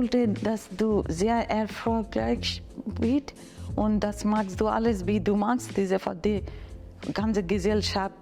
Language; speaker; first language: German; non-native, learner; Bangla